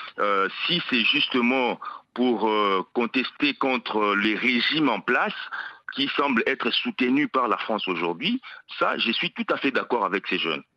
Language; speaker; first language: French; non-native, local second language; Lingala